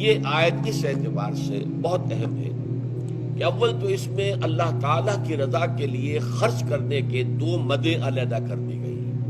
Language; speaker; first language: Urdu; native; Urdu